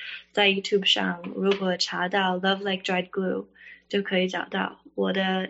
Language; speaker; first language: Chinese; early bilingual, heritage; Chinese